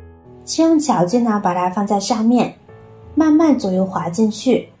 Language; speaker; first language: Chinese; native; Chinese